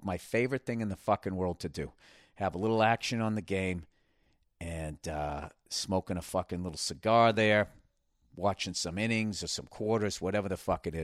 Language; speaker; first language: English; native; English